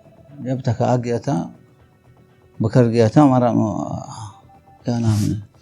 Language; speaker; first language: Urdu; non-native, learner; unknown